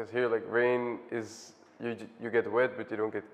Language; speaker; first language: English; non-native, fluent; Dutch